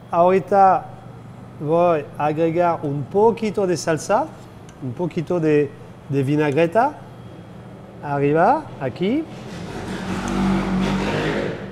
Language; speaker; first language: Spanish; non-native, fluent; French